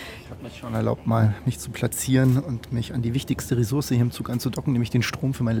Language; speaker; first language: German; native; German